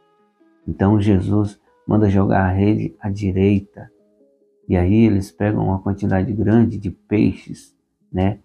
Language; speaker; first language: Portuguese; native; Portuguese